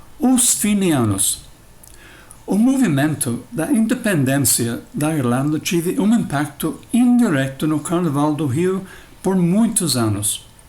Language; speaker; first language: Portuguese; non-native, fluent; English